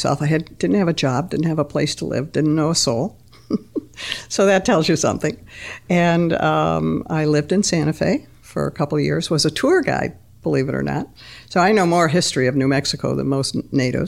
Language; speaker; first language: English; native; English